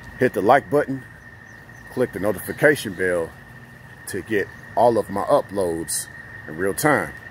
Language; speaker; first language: English; native; English